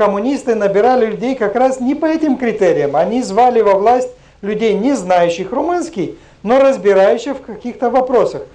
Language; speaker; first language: Russian; non-native, local second language; Romanian